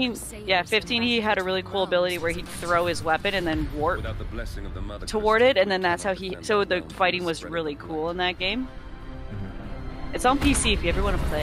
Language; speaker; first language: English; native; English